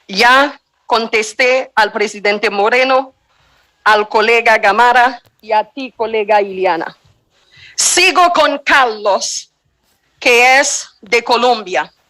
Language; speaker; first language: Spanish; non-native, fluent; Haitian Creole